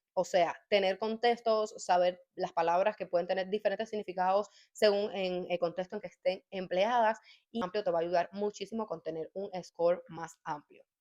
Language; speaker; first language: Spanish; native; Spanish